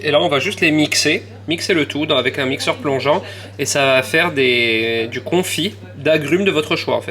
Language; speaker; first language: French; native; French